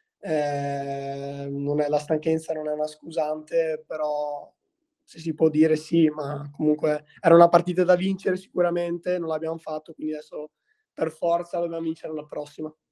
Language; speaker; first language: Italian; native; Italian